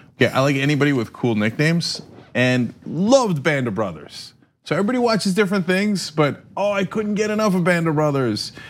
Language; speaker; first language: English; early bilingual, other home language; Turkish